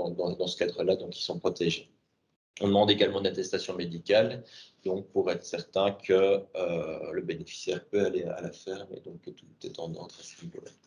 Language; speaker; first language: French; native; French